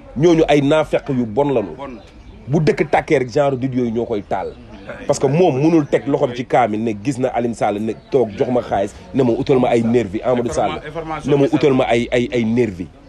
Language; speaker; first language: Wolof; native; Wolof